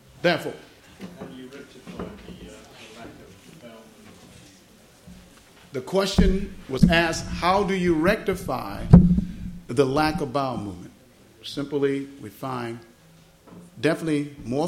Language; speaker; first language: English; native; English